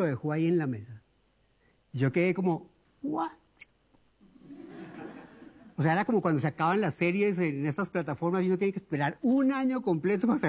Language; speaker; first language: Spanish; native; Spanish